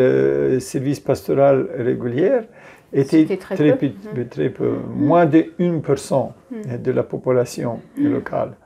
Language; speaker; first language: French; non-native, fluent; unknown